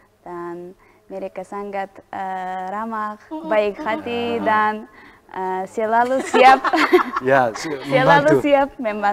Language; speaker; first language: Indonesian; non-native, learner; Uzbek